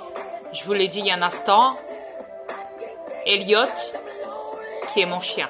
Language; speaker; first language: French; native; French